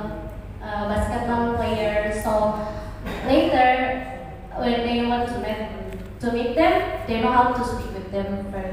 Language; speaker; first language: English; non-native, fluent; Indonesian